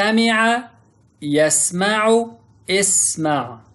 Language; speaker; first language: Arabic; non-native, fluent; Pashto